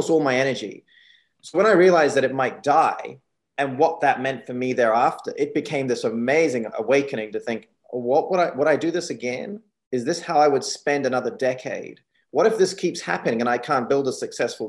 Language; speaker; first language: English; native; English